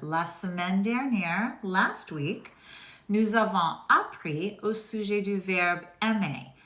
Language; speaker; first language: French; non-native, fluent; English